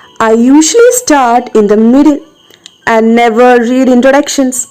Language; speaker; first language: English; non-native, local second language; Malayalam